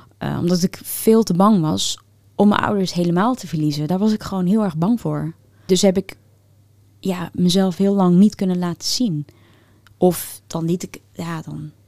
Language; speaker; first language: Dutch; early bilingual, other home language; Turkish